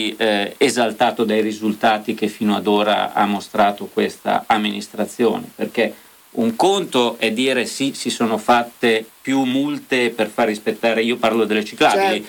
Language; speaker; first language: Italian; native; Italian